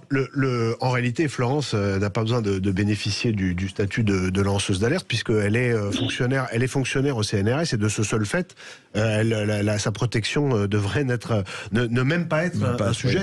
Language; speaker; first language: French; native; French